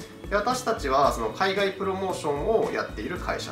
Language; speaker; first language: Japanese; native; Japanese